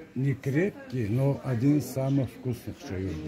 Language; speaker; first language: Russian; non-native, local second language; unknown